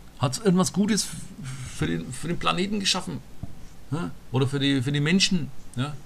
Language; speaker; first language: German; early bilingual, other home language; Turkish